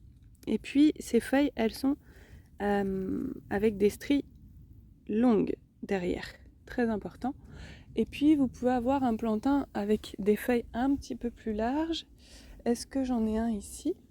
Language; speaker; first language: French; native; French